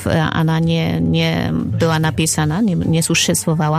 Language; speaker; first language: Russian; non-native, fluent; Polish